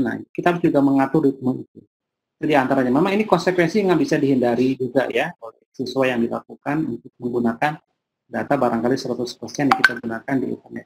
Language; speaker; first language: Indonesian; native; Indonesian